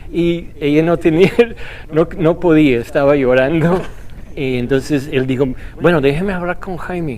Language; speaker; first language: Spanish; non-native, fluent; English